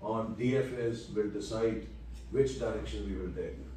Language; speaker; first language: English; non-native, local second language; Urdu